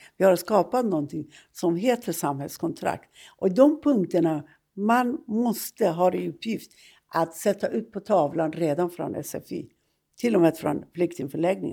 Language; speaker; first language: Swedish; non-native, fluent; Persian